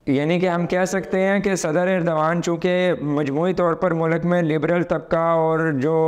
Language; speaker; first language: Urdu; native; Urdu